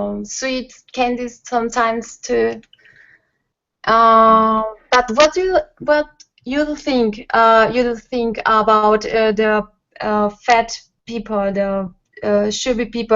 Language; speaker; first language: English; non-native, learner; Spanish